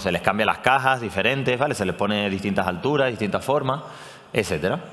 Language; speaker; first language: Spanish; native; Spanish